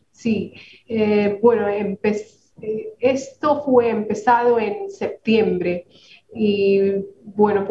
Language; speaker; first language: Spanish; non-native, fluent; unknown